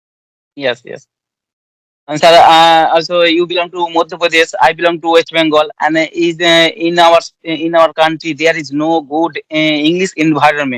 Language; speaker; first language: English; non-native, learner; Bangla